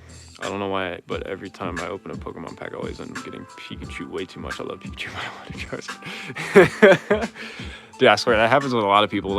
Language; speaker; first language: English; native; English